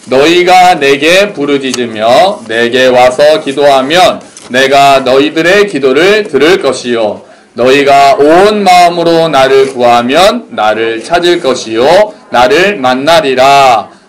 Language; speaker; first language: Korean; native; Korean